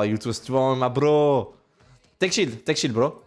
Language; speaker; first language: English; non-native, learner; French